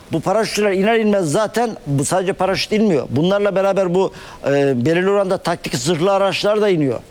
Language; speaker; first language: Turkish; native; Turkish